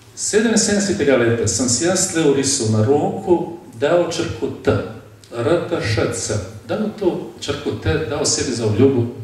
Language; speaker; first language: Slovenian; early bilingual, other home language; Bosnian